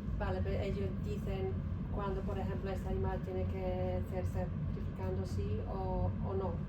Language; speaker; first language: Spanish; non-native, learner; Polish